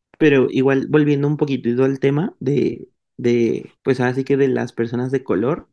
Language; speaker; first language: Spanish; native; Spanish